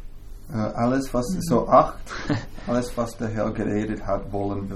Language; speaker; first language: German; non-native, fluent; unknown